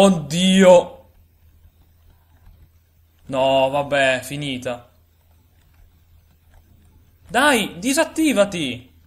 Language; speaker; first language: Italian; native; Italian